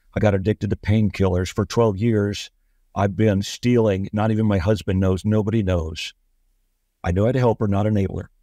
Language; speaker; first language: English; native; English